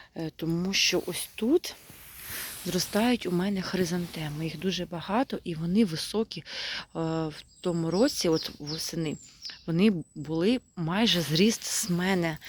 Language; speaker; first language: Ukrainian; native; Ukrainian